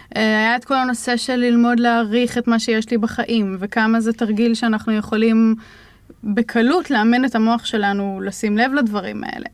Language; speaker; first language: Hebrew; native; Hebrew